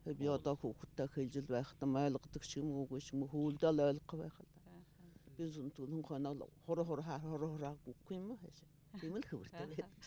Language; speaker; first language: Mongolian; non-native, local second language; Buriat